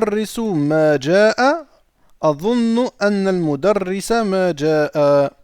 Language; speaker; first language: Arabic; non-native, fluent; French